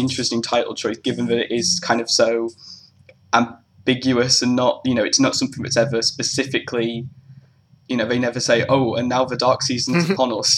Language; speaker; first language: English; native; English